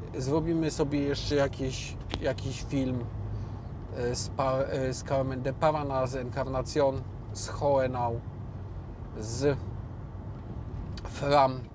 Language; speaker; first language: Polish; native; Polish